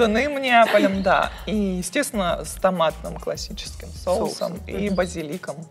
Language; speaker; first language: Russian; native; Russian